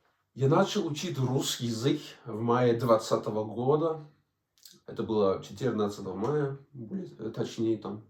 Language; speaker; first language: Russian; non-native, fluent; Danish